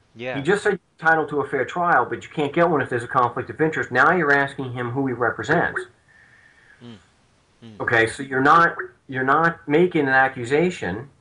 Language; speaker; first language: English; native; English